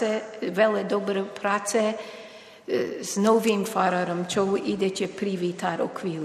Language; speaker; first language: Slovak; non-native, fluent; English